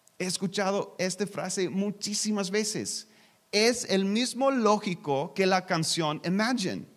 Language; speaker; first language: Spanish; non-native, learner; English